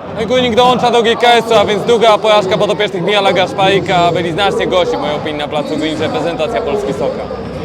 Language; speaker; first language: Polish; native; Polish